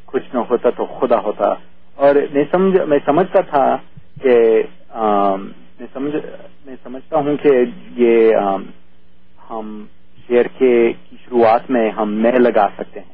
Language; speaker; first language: Urdu; non-native, fluent; English